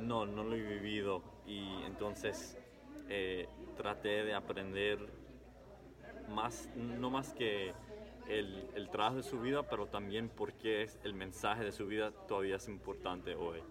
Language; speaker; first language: Spanish; early bilingual, heritage; English